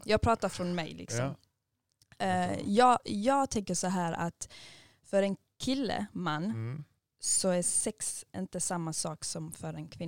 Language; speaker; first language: Swedish; early bilingual, other home language; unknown